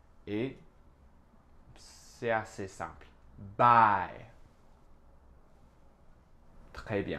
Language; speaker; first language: French; non-native, fluent; English